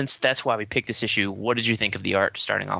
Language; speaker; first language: English; native; English